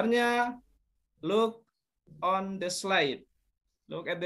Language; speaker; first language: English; non-native, learner; Indonesian